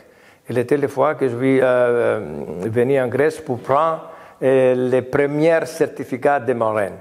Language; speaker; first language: French; non-native, learner; Greek